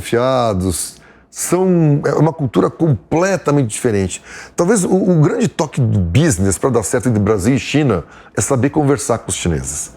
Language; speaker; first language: Portuguese; native; Portuguese